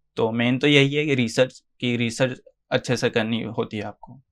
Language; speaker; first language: Hindi; non-native, local second language; Gujarati